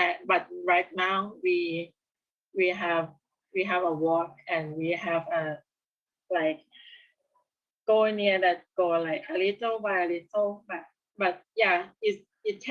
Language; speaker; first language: English; non-native, learner; Thai